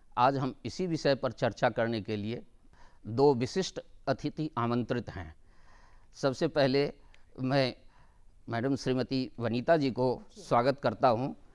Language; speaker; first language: Hindi; non-native, local second language; Maithili